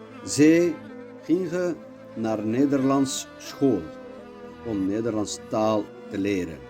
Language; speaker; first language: Dutch; non-native, learner; Kurdish